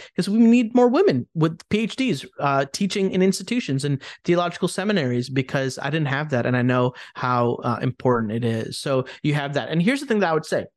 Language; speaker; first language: English; early bilingual, other home language; Hindi